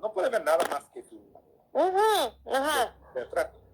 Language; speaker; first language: Spanish; early bilingual, heritage; English